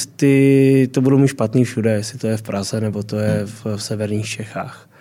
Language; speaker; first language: Czech; native; Czech